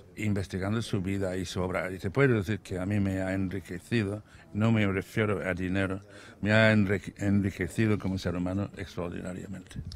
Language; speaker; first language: Spanish; non-native, fluent; English